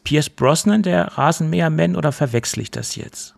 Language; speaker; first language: German; native; German